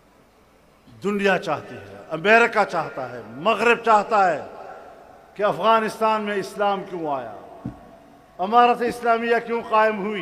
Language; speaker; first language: Urdu; non-native, local second language; Pashto